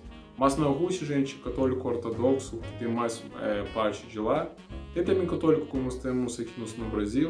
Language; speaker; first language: Portuguese; non-native, learner; Russian